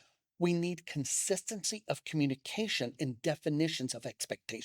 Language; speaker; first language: English; native; English